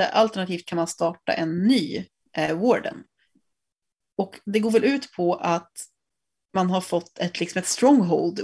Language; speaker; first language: Swedish; native; Swedish